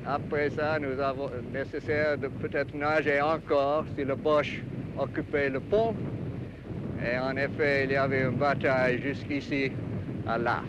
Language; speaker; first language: French; non-native, fluent; English